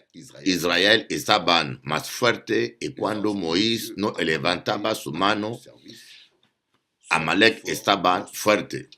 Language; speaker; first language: Spanish; non-native, learner; French